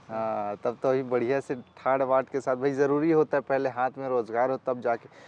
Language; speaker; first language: Hindi; native; Hindi